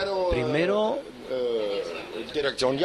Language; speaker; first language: Spanish; non-native, learner; German